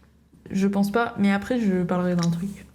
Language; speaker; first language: French; native; French